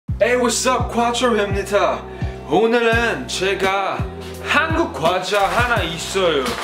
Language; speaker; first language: Korean; early bilingual, heritage; Korean